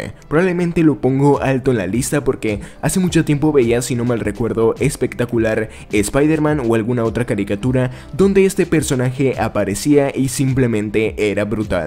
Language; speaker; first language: Spanish; native; Spanish